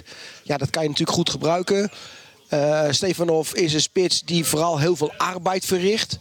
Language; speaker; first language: Dutch; native; Dutch